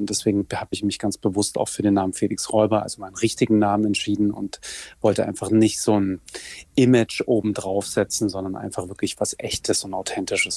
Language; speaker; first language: German; native; German